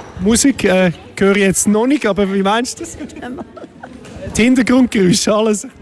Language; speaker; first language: German; native; German